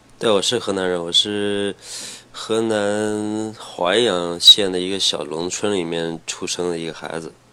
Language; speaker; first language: Chinese; native; Chinese